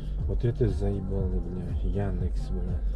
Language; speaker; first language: Russian; non-native, learner; Uzbek